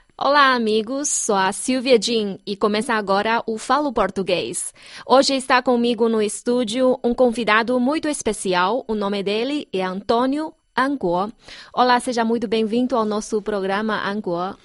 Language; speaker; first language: Portuguese; non-native, fluent; Chinese